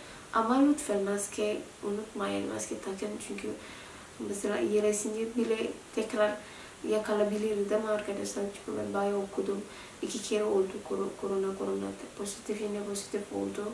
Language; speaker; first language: Turkish; non-native, learner; Indonesian